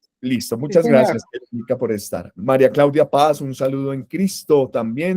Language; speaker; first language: Spanish; native; Spanish